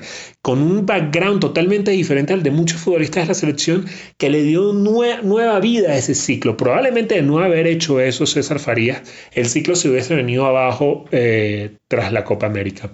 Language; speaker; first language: Spanish; native; Spanish